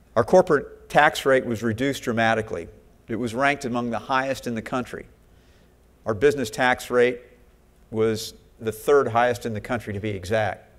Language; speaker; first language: English; native; English